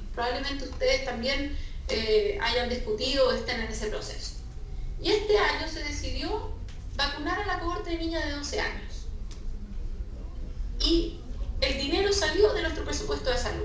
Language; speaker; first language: Spanish; native; Spanish